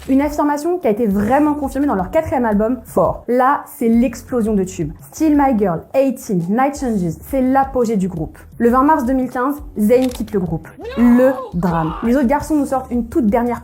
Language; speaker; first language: French; native; French